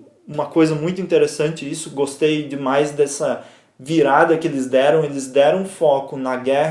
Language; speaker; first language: Portuguese; native; Portuguese